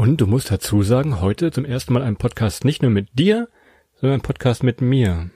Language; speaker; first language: German; native; German